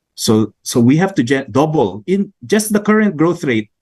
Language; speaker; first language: English; non-native, local second language; Filipino